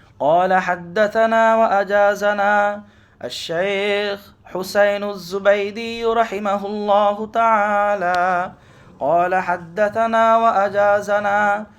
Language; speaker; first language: Arabic; non-native, fluent; Bangla